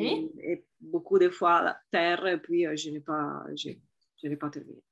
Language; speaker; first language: French; non-native, fluent; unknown